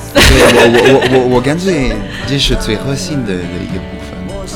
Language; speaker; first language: Chinese; non-native, fluent; French